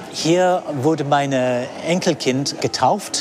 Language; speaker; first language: German; non-native, fluent; English